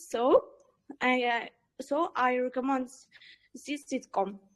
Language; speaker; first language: English; non-native, learner; Uzbek